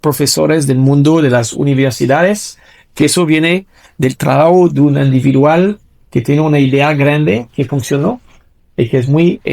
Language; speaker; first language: Spanish; non-native, fluent; French